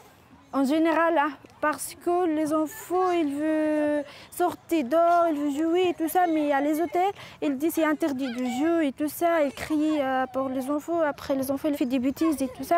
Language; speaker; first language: French; non-native, fluent; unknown